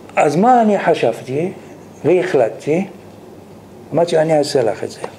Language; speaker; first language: Hebrew; non-native, fluent; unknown